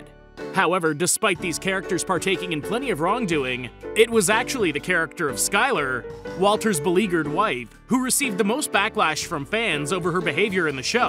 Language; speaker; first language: English; native; English